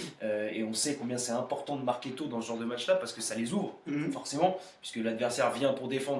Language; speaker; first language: French; native; French